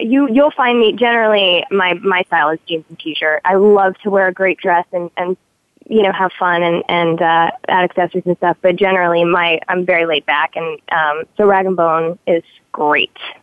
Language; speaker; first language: English; native; English